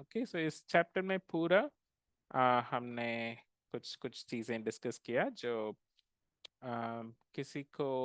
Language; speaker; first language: Hindi; non-native, local second language; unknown